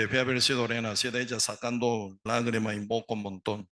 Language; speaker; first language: Spanish; non-native, learner; Korean